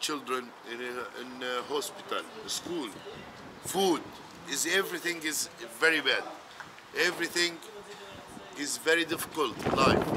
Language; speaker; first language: English; non-native, learner; Arabic